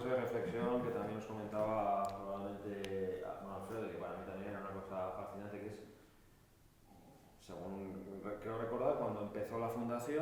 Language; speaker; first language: Spanish; native; Spanish